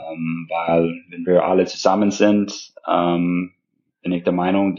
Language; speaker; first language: German; non-native, fluent; English